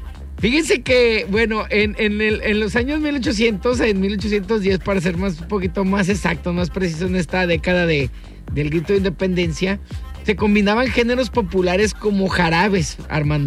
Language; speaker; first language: Spanish; native; Spanish